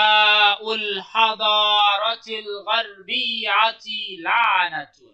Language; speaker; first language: Arabic; non-native, learner; Bangla